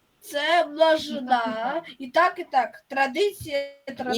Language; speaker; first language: Ukrainian; non-native, local second language; Russian